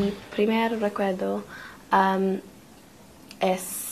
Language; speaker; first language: Spanish; non-native, learner; English